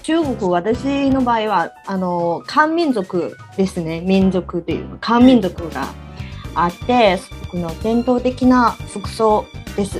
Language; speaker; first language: Japanese; non-native, fluent; Chinese